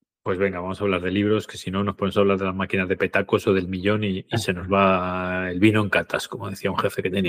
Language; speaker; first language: Spanish; native; Spanish